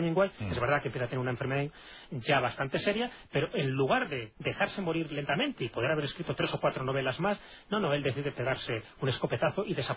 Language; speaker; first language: Spanish; native; Spanish